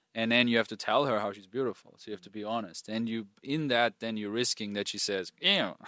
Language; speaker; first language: English; non-native, fluent; German